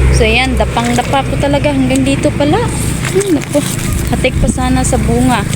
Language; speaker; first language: Filipino; non-native, local second language; Hiligaynon